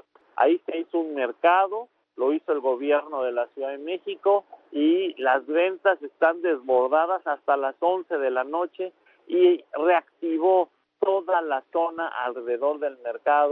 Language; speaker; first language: Spanish; native; Spanish